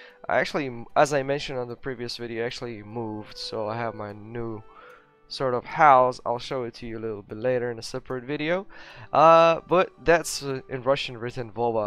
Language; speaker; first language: English; non-native, fluent; Russian